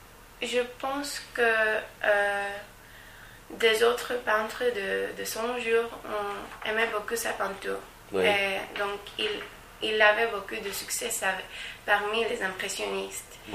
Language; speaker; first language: French; non-native, learner; Spanish